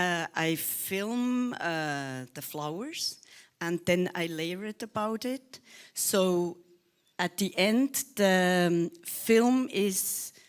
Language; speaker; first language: English; non-native, learner; Swiss German